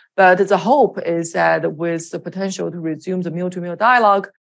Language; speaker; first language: English; non-native, fluent; Chinese